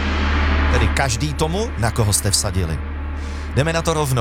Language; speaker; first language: Czech; native; Czech